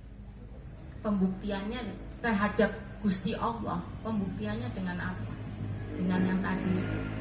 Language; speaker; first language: Indonesian; native; Indonesian